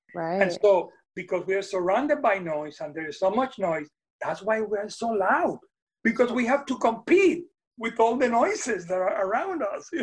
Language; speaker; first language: English; non-native, fluent; Spanish